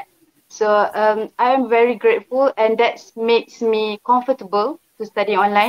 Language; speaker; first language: English; non-native, local second language; Malay